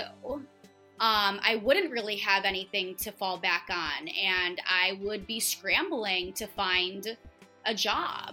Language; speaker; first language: English; native; English